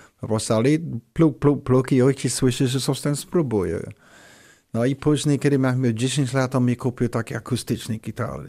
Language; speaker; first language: Polish; non-native, learner; English